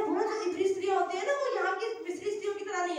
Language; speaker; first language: Hindi; native; Hindi